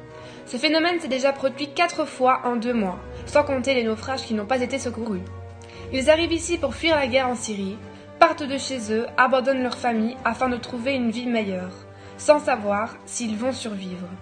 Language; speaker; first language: French; native; French